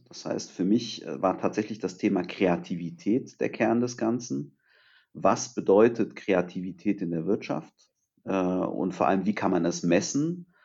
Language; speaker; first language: German; early bilingual, other home language; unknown